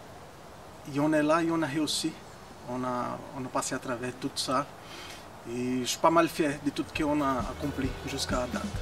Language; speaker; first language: French; non-native, fluent; Portuguese